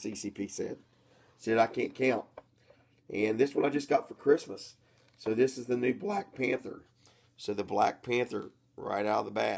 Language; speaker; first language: English; native; English